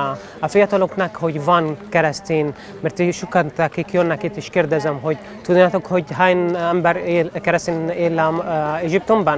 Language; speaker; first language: Hungarian; non-native, learner; Arabic